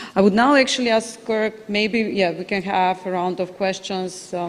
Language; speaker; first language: English; non-native, fluent; Macedonian